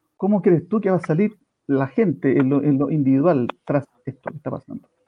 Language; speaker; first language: Spanish; native; Spanish